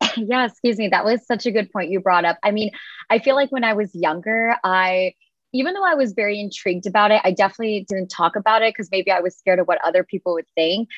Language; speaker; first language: English; native; English